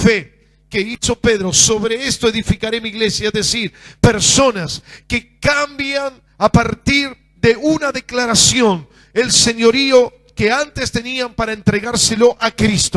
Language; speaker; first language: Spanish; native; Spanish